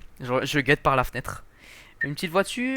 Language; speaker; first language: French; native; French